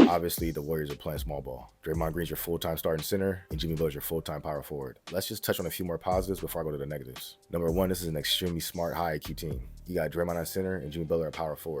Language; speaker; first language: English; native; English